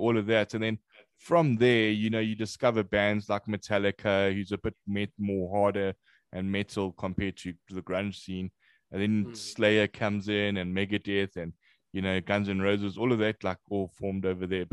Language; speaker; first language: English; native; English